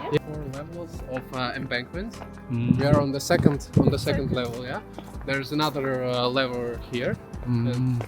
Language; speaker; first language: English; non-native, fluent; Russian